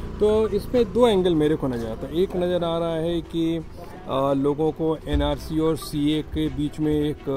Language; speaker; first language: Hindi; native; Hindi